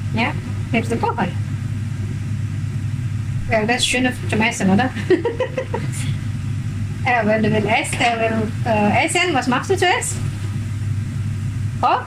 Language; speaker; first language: German; non-native, learner; Indonesian